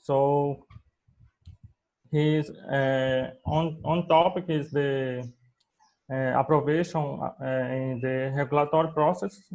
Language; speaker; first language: English; non-native, learner; Portuguese